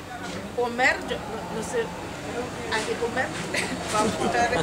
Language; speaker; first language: Spanish; non-native, fluent; Haitian Creole